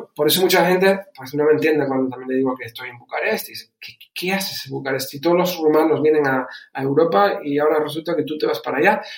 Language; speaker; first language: Spanish; early bilingual, other home language; German